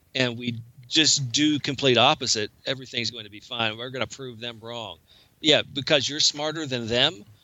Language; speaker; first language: English; native; English